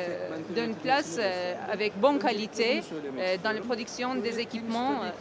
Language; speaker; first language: French; non-native, learner; Turkish